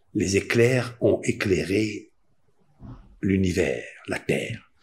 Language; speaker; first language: French; non-native, local second language; Spanish